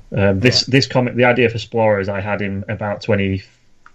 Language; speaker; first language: English; native; English